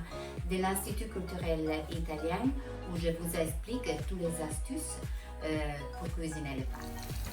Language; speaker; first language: French; non-native, fluent; Italian